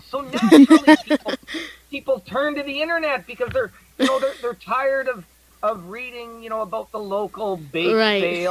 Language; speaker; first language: English; native; English